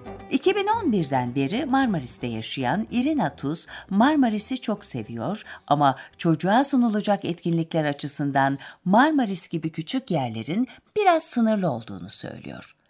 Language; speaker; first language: Turkish; native; Turkish